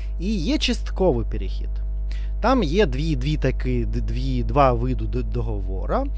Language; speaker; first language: Ukrainian; non-native, learner; Russian